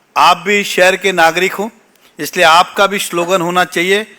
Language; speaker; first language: Hindi; non-native, local second language; Marathi